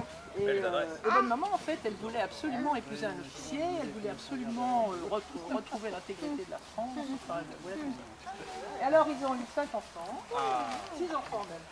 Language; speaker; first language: French; native; French